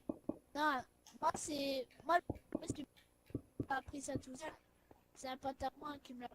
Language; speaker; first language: French; native; French